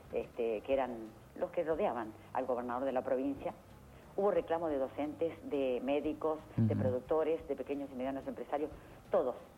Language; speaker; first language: Spanish; native; Spanish